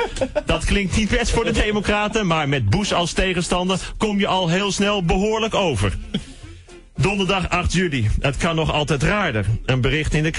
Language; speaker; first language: Dutch; native; Dutch